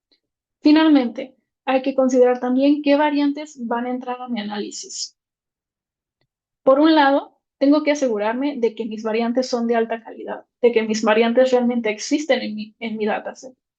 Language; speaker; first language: Spanish; native; Spanish